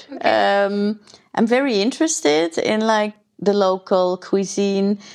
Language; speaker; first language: English; non-native, fluent; Dutch